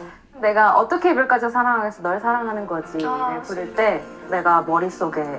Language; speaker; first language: Korean; native; Korean